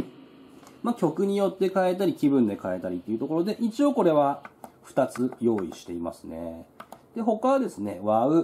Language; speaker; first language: Japanese; native; Japanese